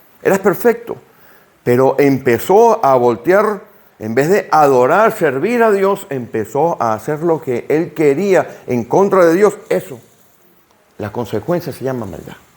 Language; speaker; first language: Spanish; native; Spanish